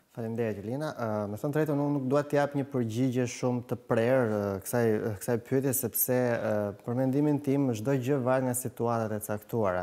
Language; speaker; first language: Albanian; native; Albanian